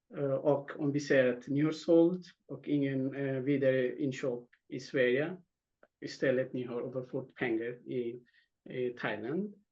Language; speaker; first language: Swedish; non-native, fluent; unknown